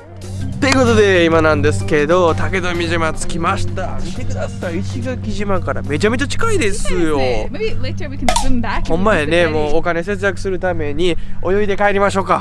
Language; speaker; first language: Japanese; native; Japanese